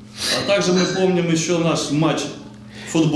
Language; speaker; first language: Russian; native; Russian